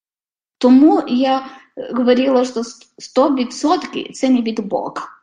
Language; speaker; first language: Ukrainian; non-native, fluent; Polish